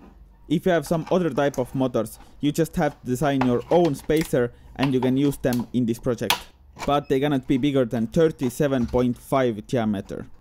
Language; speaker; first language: English; non-native, fluent; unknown